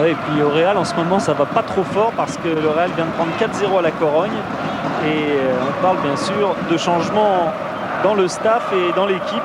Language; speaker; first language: French; native; French